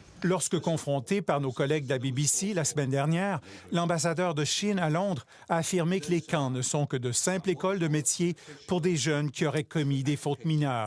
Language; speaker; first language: French; native; French